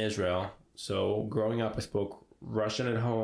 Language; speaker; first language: English; non-native, fluent; Hebrew